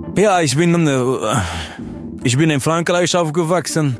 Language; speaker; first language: German; non-native, fluent; French